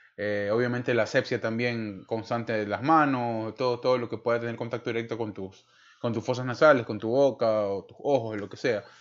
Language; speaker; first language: Spanish; native; Spanish